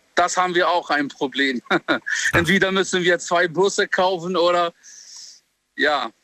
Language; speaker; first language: German; non-native, learner; Albanian